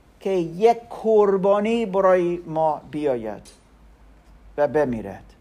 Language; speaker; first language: Persian; non-native, learner; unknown